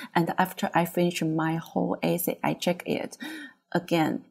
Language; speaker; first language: English; non-native, fluent; Chinese